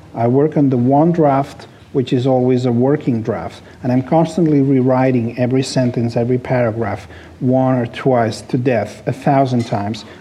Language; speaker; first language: English; non-native, fluent; Spanish